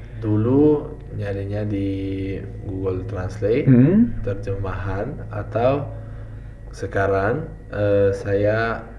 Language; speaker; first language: Indonesian; non-native, fluent; Italian